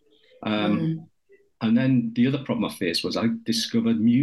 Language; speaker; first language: English; native; English